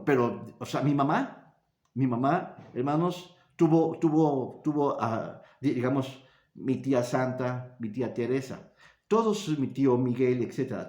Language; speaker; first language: Spanish; native; Spanish